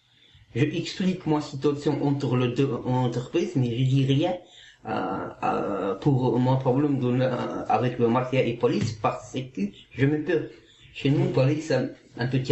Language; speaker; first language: French; non-native, learner; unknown